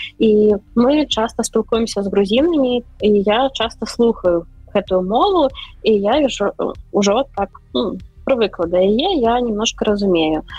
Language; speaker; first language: Belarusian; non-native, local second language; Russian